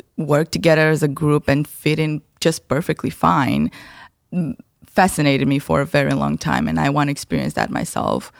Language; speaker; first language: English; non-native, fluent; Romanian